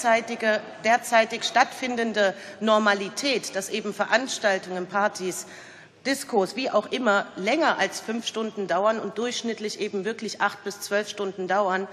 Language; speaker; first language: German; native; German